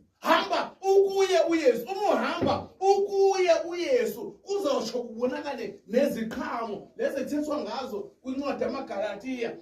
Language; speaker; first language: Zulu; non-native, local second language; Xhosa